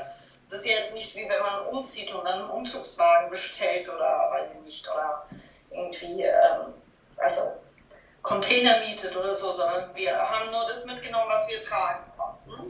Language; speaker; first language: German; early bilingual, other home language; Russian